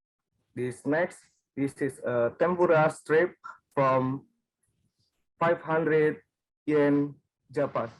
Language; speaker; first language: English; non-native, learner; Indonesian